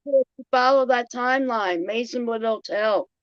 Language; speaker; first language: English; native; English